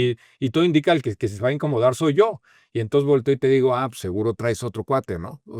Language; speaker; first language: Spanish; native; Spanish